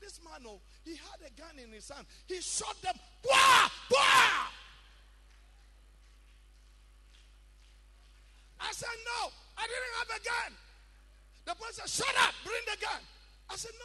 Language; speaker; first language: English; non-native, local second language; Akan